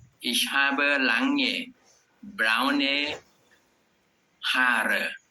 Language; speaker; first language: German; non-native, learner; Thai